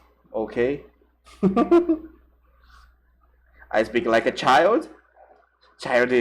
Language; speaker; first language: English; non-native, learner; Portuguese